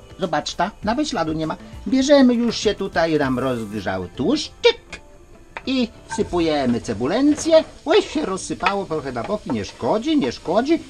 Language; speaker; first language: Polish; native; Polish